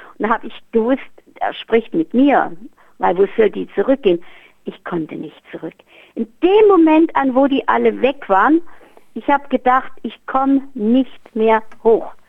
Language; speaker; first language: German; native; German